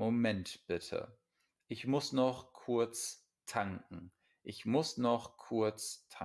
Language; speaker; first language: German; non-native, fluent; English